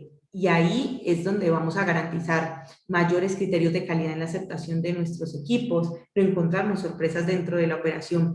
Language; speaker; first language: Spanish; native; Spanish